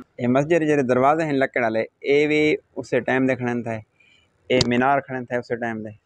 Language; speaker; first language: Urdu; non-native, local second language; Saraiki